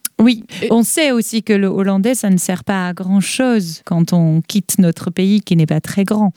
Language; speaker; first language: French; non-native, fluent; Dutch